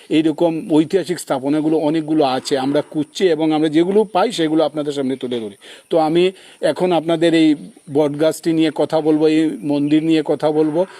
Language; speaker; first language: Bangla; native; Bangla